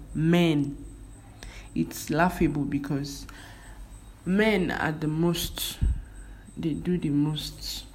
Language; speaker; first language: English; non-native, local second language; Igbo